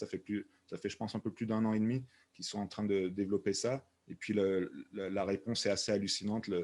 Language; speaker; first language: French; native; French